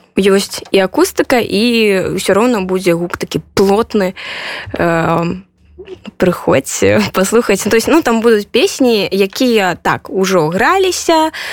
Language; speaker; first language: Belarusian; non-native, local second language; Russian